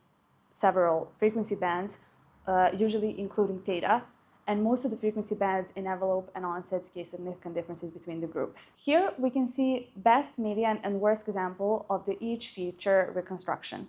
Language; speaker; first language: English; non-native, fluent; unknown